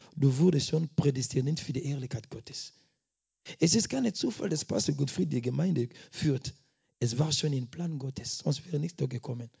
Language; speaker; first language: German; non-native, fluent; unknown